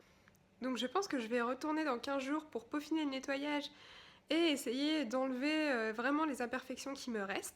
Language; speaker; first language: French; native; French